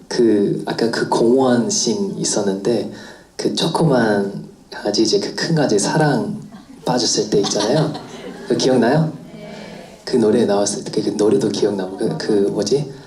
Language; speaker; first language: Korean; non-native, fluent; English